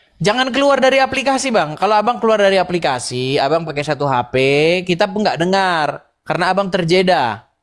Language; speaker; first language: Indonesian; native; Indonesian